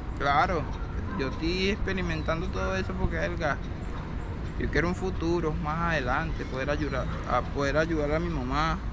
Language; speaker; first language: Spanish; native; Spanish